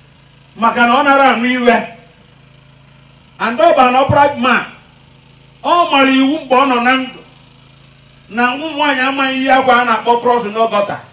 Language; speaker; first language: Igbo; native; Igbo